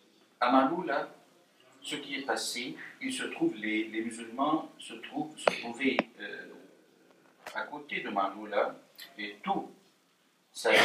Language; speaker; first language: French; non-native, fluent; Arabic